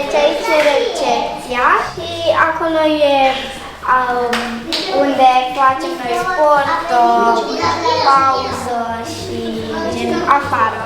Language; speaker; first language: Romanian; early bilingual, other home language; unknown